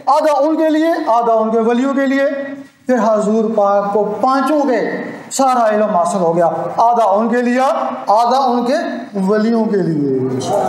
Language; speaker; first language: Urdu; non-native, local second language; Punjabi